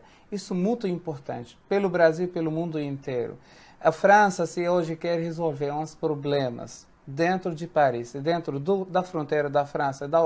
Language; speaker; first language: Portuguese; non-native, fluent; Arabic